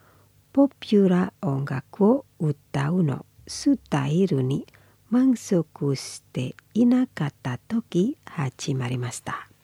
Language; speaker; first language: Japanese; non-native, fluent; Indonesian